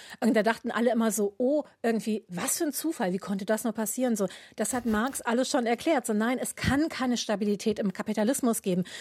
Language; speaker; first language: German; native; German